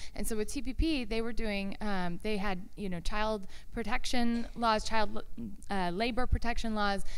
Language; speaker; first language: English; native; English